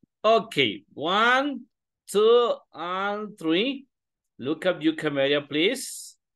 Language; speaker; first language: English; non-native, learner; Spanish